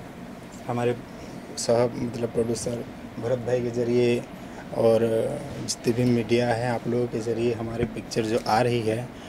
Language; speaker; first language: Hindi; native; Hindi